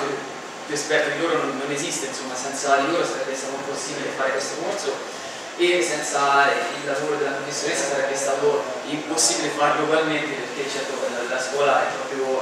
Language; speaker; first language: Italian; native; Italian